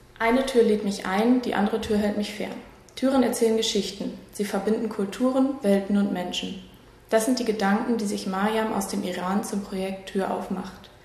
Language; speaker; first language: German; native; German